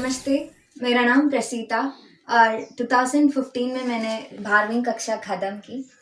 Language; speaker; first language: Hindi; non-native, local second language; Malayalam